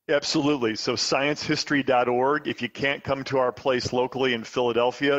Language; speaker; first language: English; native; English